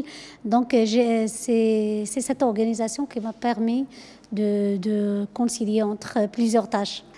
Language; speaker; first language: French; non-native, local second language; Arabic